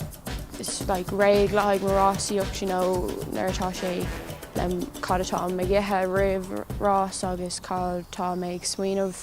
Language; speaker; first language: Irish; non-native, local second language; English